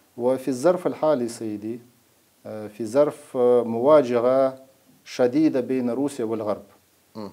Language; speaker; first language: Arabic; non-native, fluent; Russian